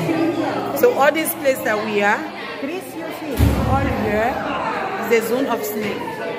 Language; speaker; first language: English; non-native, learner; French